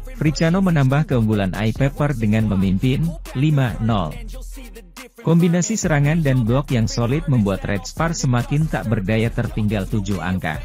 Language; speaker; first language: Indonesian; native; Indonesian